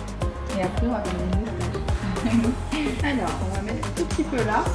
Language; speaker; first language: French; native; French